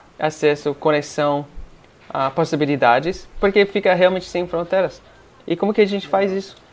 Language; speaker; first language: Portuguese; non-native, fluent; English